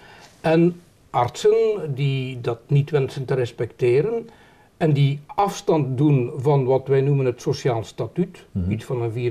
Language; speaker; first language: Dutch; native; Dutch